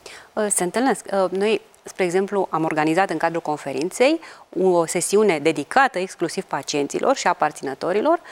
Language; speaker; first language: Romanian; native; Romanian